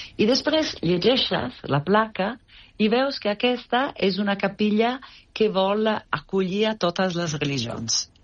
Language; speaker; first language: Catalan; non-native, fluent; Italian